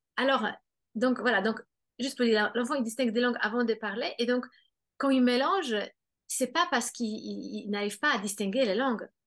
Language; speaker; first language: French; non-native, fluent; Polish